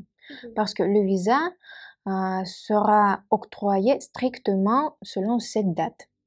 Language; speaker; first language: French; non-native, fluent; Russian